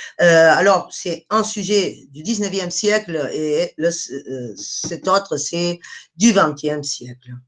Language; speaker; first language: French; non-native, fluent; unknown